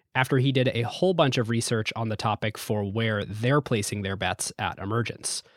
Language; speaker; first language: English; native; English